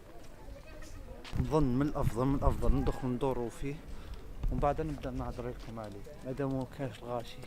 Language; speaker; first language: Arabic; native; Arabic